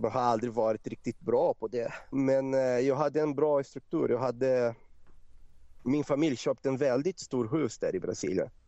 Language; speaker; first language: Swedish; non-native, fluent; Portuguese